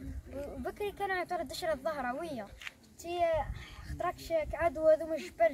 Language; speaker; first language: Arabic; native; Arabic